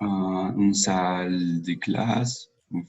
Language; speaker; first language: French; non-native, learner; Spanish